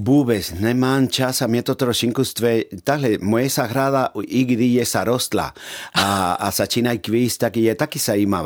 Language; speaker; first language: Czech; non-native, fluent; Spanish